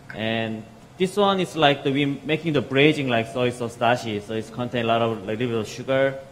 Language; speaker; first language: English; non-native, learner; Korean